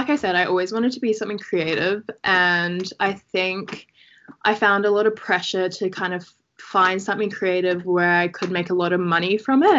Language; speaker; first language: English; native; English